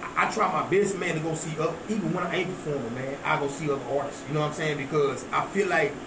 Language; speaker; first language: English; native; English